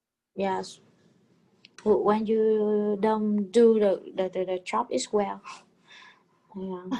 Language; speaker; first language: English; non-native, learner; Vietnamese